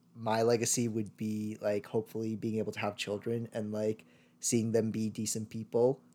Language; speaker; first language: English; early bilingual, other home language; Tamil